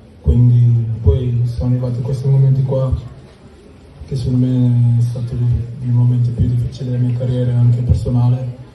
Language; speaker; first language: Italian; non-native, learner; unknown